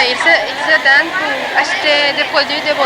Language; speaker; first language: French; non-native, learner; Spanish